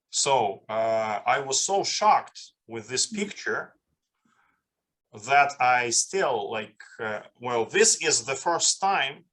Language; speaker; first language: English; non-native, fluent; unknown